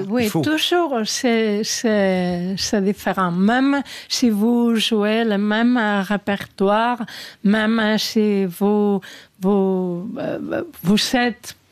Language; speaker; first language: French; non-native, learner; Spanish